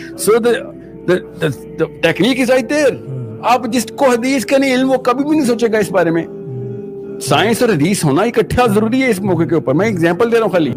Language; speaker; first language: Urdu; native; Urdu